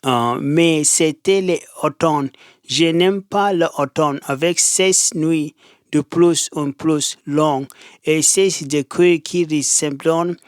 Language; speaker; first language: French; non-native, learner; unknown